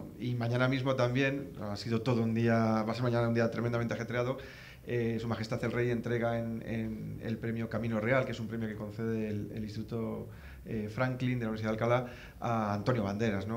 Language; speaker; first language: Spanish; native; Spanish